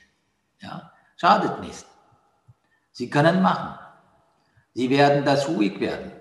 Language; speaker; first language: German; non-native, fluent; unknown